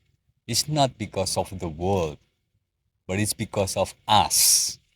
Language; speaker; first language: English; non-native, learner; Indonesian